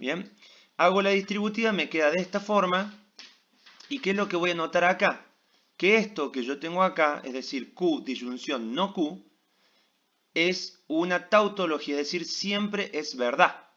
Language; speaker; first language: Spanish; native; Spanish